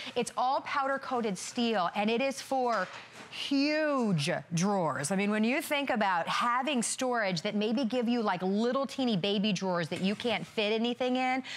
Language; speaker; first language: English; native; English